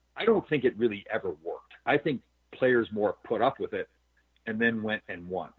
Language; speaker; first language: English; native; English